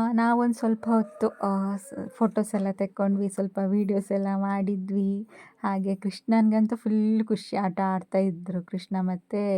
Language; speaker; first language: Kannada; native; Kannada